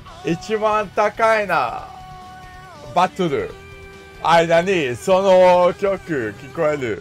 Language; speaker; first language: Japanese; non-native, learner; English